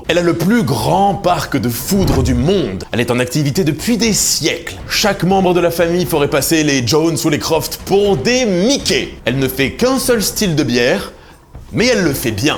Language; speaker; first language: French; native; French